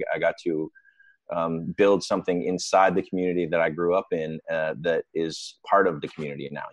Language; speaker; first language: English; native; English